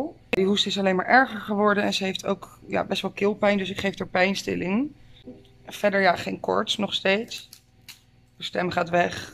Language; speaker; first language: Dutch; native; Dutch